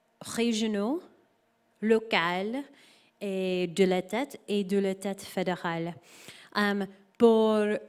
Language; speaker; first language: French; non-native, learner; English